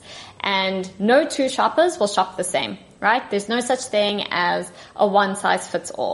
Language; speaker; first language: English; native; English